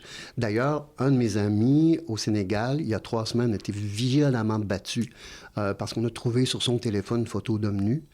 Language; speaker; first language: French; native; French